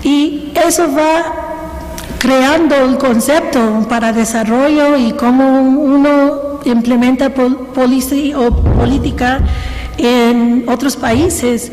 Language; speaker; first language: Spanish; early bilingual, heritage; Spanish